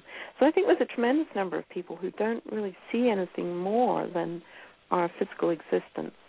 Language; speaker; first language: English; native; English